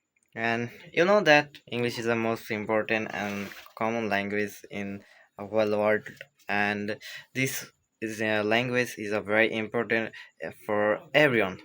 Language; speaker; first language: English; non-native, learner; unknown